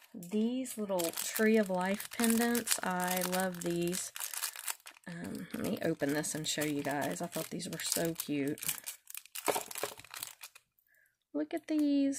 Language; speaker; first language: English; native; English